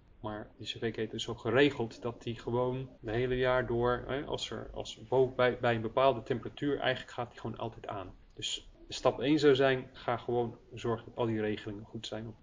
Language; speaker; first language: Dutch; early bilingual, heritage; Dutch